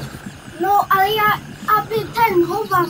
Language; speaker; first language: Polish; early bilingual, heritage; Polish